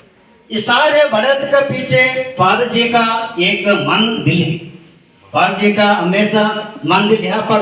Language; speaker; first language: Hindi; non-native, local second language; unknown